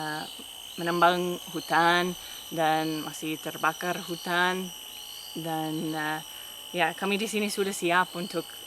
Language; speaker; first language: Indonesian; non-native, fluent; English